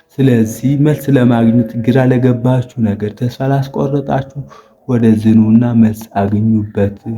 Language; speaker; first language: Amharic; native; Amharic